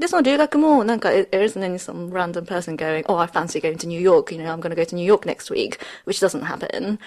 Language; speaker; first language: English; early bilingual, other home language; Japanese